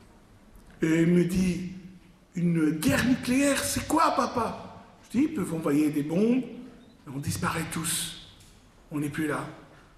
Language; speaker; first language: French; non-native, local second language; Arabic